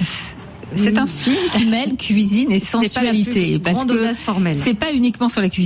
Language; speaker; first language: French; native; French